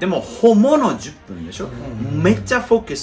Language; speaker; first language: Japanese; non-native, learner; English